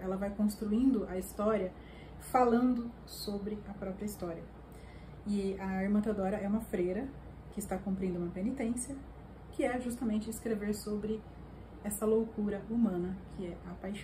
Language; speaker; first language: Portuguese; native; Portuguese